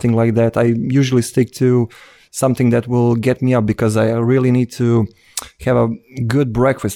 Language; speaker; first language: English; non-native, fluent; Croatian